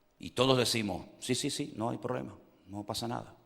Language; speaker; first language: Spanish; native; Spanish